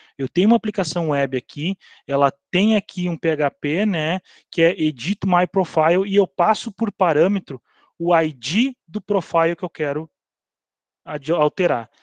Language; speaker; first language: Portuguese; native; Portuguese